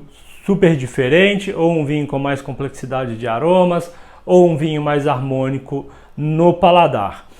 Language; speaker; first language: Portuguese; native; Portuguese